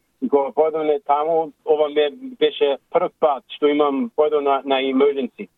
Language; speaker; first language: Macedonian; early bilingual, heritage; Macedonian